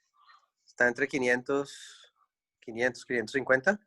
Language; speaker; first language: Spanish; native; Spanish